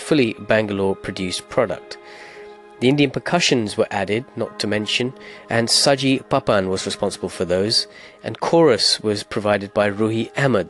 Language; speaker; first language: English; native; English